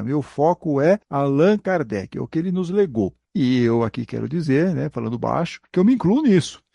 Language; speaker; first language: Portuguese; native; Portuguese